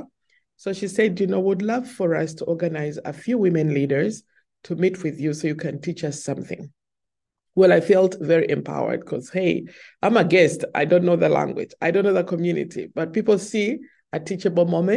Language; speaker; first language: English; non-native, local second language; Ganda